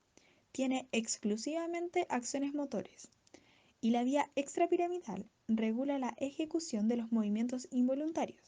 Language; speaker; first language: Spanish; native; Spanish